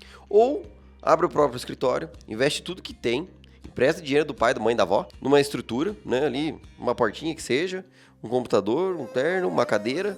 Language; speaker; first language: Portuguese; native; Portuguese